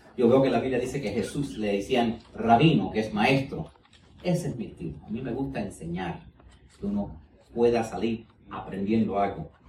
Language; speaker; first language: Spanish; early bilingual, heritage; Spanish